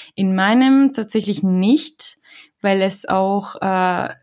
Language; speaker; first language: German; non-native, fluent; Spanish